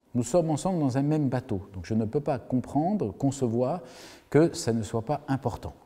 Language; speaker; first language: French; native; French